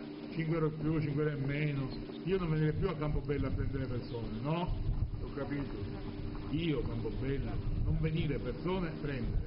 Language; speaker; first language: Italian; non-native, learner; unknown